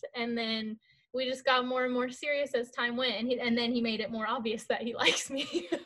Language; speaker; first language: English; early bilingual, other home language; Korean